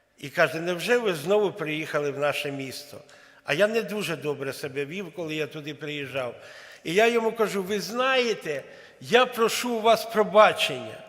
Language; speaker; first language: Ukrainian; non-native, local second language; Russian